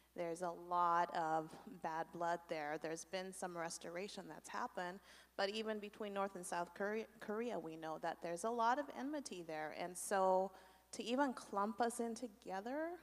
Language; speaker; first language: English; native; English